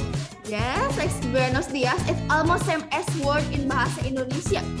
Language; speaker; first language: English; non-native, local second language; Indonesian